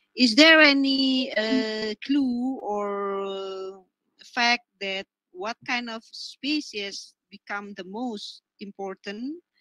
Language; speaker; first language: English; non-native, fluent; Indonesian